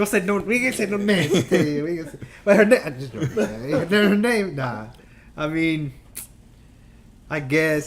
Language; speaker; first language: English; native; English